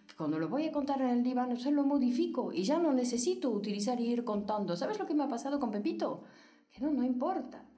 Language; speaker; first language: Spanish; non-native, fluent; French